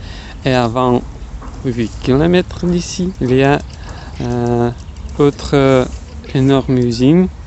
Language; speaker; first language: French; non-native, fluent; Russian